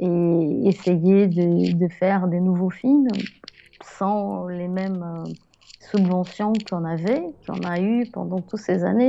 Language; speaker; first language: French; non-native, fluent; Portuguese